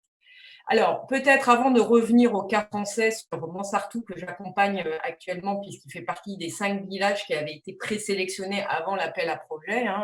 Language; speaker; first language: French; native; French